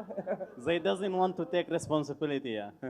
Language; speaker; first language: English; non-native, fluent; Arabic